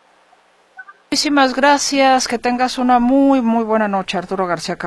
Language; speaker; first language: Spanish; native; Spanish